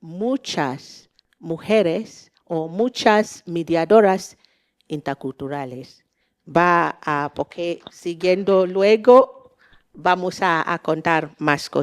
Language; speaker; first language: Spanish; non-native, learner; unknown